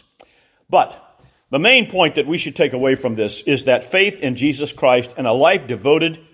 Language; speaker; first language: English; native; English